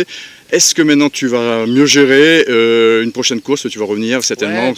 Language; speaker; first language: French; native; French